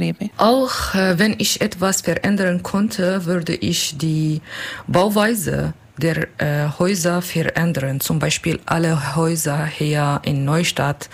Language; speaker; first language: German; non-native, learner; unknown